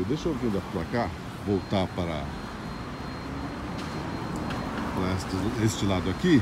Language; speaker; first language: Portuguese; native; Portuguese